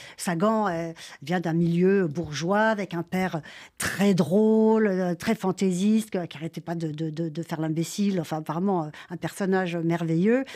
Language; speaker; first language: French; native; French